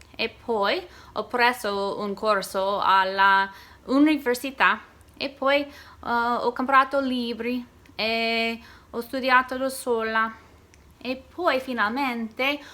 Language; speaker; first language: Italian; non-native, learner; English